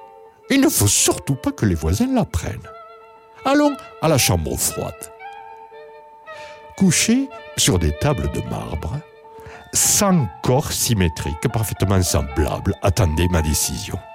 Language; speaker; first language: French; native; French